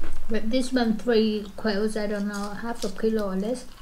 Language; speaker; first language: English; non-native, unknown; Vietnamese